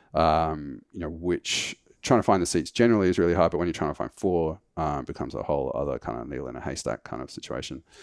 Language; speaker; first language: English; native; English